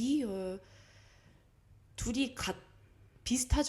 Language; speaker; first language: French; non-native, learner; Korean